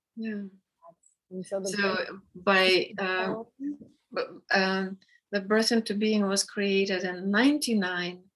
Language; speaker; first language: English; non-native, fluent; Russian